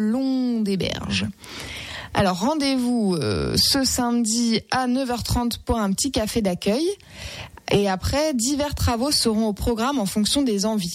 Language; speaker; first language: French; native; French